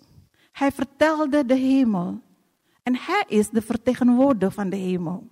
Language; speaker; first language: Dutch; non-native, fluent; Indonesian